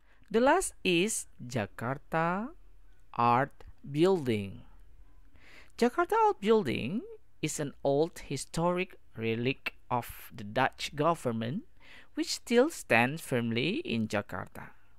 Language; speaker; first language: English; non-native, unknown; Indonesian